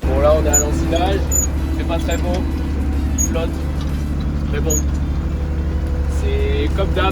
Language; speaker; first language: French; native; French